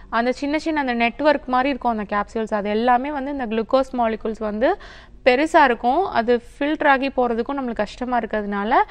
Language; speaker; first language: Tamil; native; Tamil